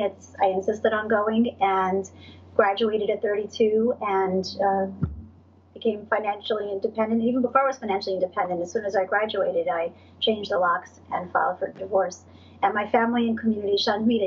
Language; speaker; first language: English; native; English